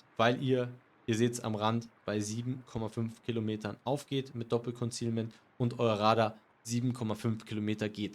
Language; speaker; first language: German; native; German